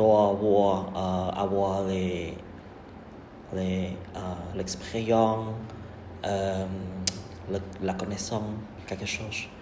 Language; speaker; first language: French; non-native, learner; Khmer